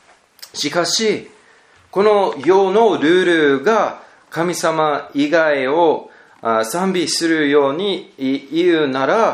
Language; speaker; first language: Japanese; non-native, learner; English